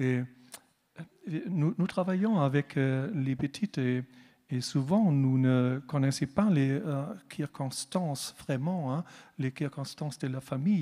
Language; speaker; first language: French; non-native, learner; German